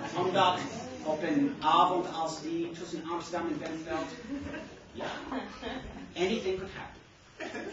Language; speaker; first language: Dutch; non-native, learner; English